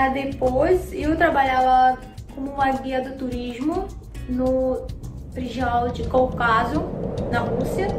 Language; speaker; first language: Portuguese; non-native, fluent; Russian